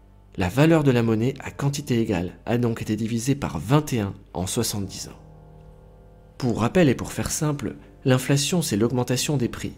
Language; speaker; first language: French; native; French